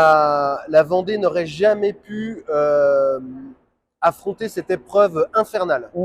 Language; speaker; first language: French; native; French